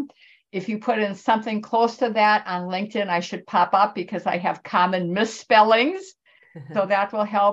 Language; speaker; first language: English; native; English